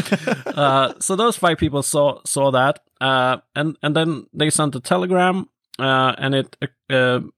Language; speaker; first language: English; non-native, fluent; Swedish